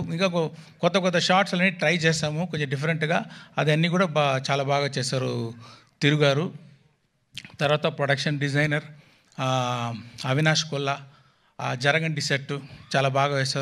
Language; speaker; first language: Telugu; non-native, local second language; Tamil